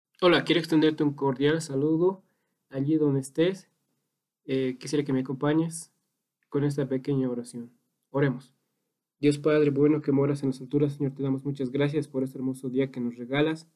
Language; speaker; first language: Spanish; native; Spanish